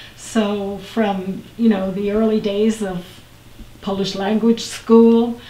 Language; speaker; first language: English; early bilingual, other home language; Polish